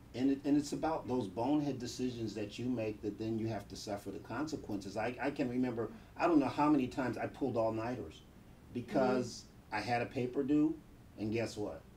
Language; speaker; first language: English; native; English